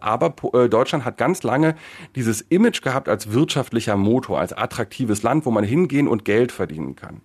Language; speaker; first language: German; native; German